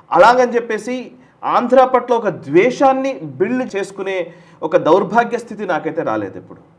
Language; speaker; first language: Telugu; native; Telugu